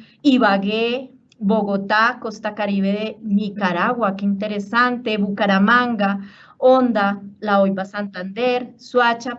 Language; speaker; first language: Spanish; native; Spanish